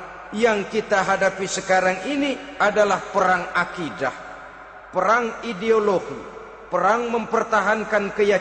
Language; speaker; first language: Indonesian; native; Indonesian